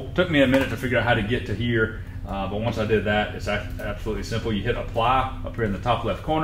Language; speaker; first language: English; native; English